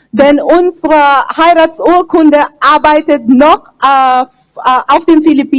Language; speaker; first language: German; non-native, fluent; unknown